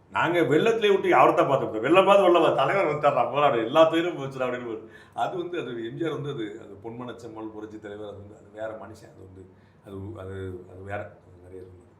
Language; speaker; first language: Tamil; non-native, local second language; Hindi